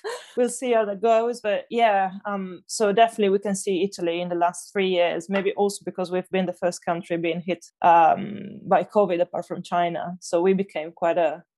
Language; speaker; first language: English; non-native, fluent; German